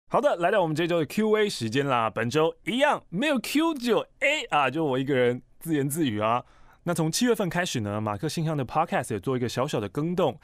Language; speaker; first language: Chinese; native; Chinese